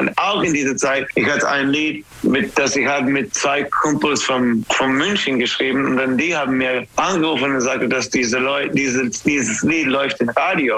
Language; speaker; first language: German; non-native, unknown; English